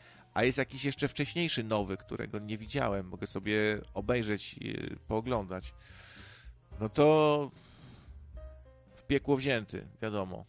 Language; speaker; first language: Polish; native; Polish